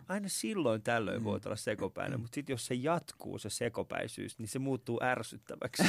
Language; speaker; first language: Finnish; non-native, fluent; Persian